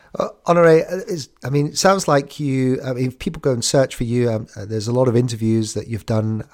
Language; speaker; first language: English; native; English